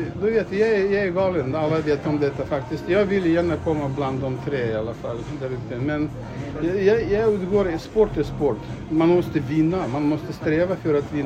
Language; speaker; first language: Swedish; non-native, fluent; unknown